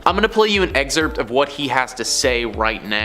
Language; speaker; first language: English; native; English